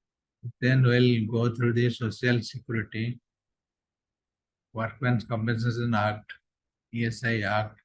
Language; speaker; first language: English; non-native, local second language; Odia